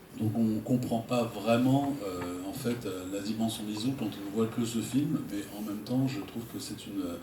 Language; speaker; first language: French; native; French